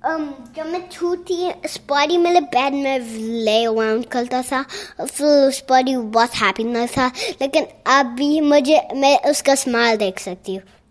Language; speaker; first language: Hindi; early bilingual, heritage; Hindi